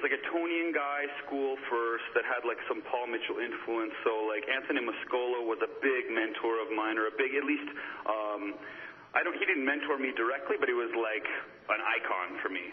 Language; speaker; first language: English; native; English